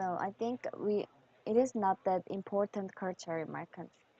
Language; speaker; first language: English; non-native, learner; Korean